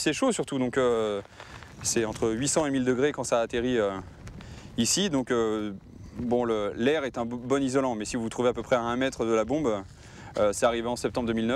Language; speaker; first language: French; native; French